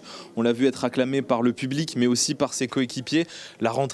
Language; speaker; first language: French; native; French